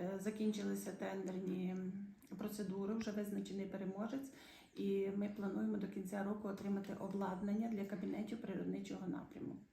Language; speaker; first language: Ukrainian; native; Ukrainian